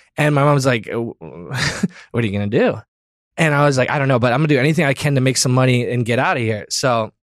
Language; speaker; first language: English; native; English